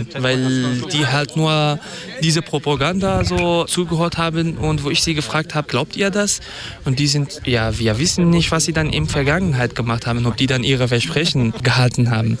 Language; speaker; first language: German; non-native, fluent; Kurdish